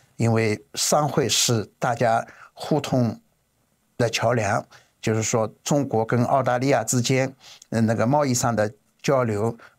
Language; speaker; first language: Chinese; native; Chinese